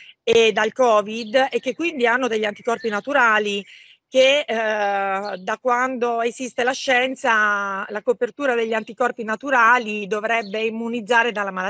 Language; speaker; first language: Italian; native; Italian